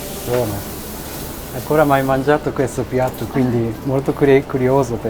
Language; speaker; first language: Italian; non-native, learner; Japanese